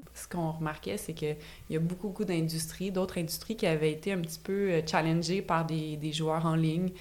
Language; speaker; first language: French; native; French